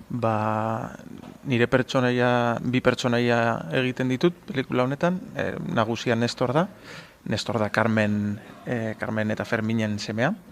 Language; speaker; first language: Basque; native; Basque